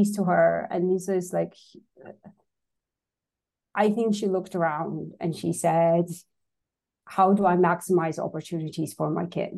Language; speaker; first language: English; non-native, fluent; Russian